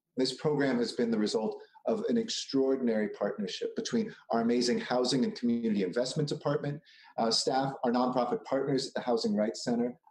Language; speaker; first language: English; native; English